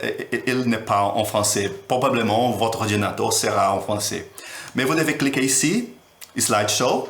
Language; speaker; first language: French; non-native, learner; Portuguese